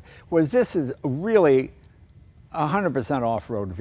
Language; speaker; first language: English; native; English